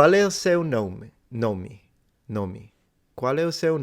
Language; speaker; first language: Portuguese; non-native, learner; Italian